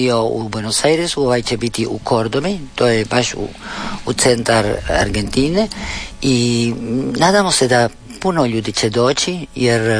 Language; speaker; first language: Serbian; early bilingual, heritage; Spanish